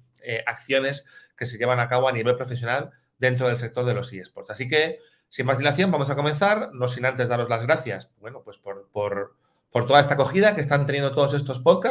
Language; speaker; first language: Spanish; native; Spanish